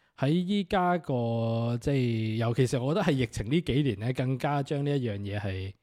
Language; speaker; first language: Cantonese; native; Cantonese